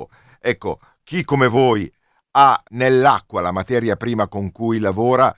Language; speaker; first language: Italian; native; Italian